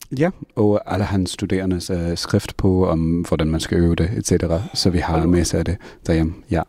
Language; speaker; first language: Danish; non-native, fluent; English